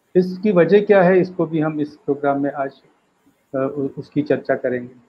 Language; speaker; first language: Hindi; native; Hindi